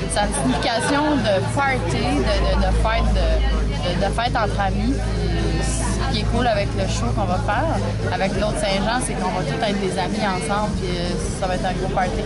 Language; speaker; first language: French; native; French